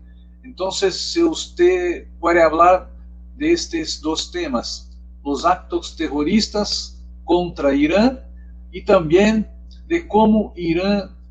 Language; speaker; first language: Spanish; non-native, learner; Portuguese